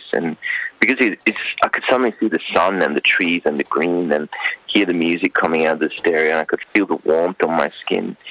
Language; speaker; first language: English; non-native, local second language; Sinhala